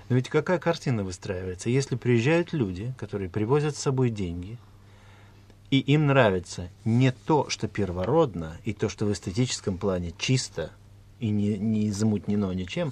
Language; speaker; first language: Russian; native; Russian